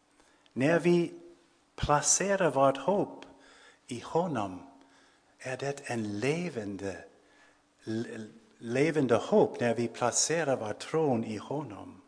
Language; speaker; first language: Swedish; non-native, fluent; English